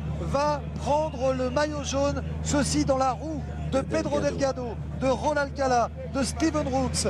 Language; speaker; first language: French; native; French